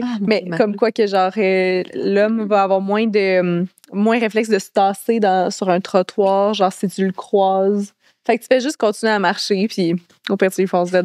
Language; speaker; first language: French; native; French